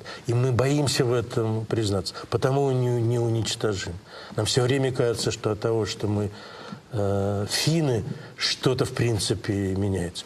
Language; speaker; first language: Russian; native; Russian